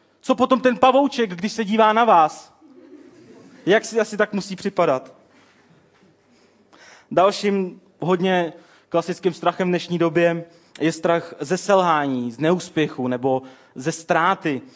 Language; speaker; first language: Czech; native; Czech